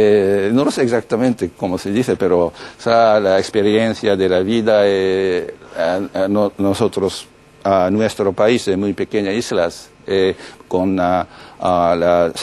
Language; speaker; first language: Spanish; non-native, learner; Japanese